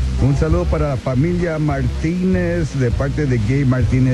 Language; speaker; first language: Spanish; early bilingual, heritage; Spanish